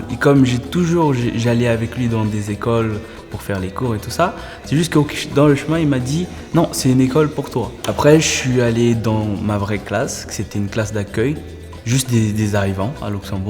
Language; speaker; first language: French; early bilingual, other home language; Portuguese